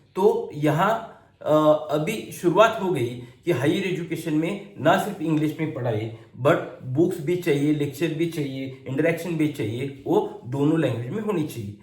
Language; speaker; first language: Hindi; non-native, local second language; Marathi